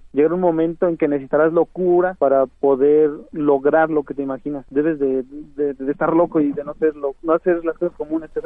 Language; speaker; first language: Spanish; non-native, local second language; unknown